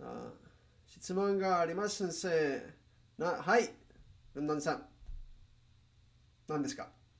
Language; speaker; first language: Japanese; non-native, learner; Spanish